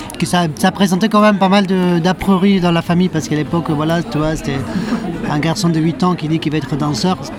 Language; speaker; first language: French; non-native, fluent; Spanish